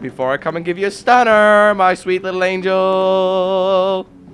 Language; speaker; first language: English; native; English